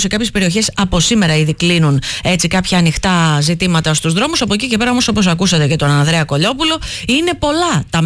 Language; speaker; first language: Greek; native; Greek